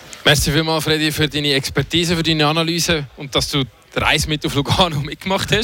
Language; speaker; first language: German; native; German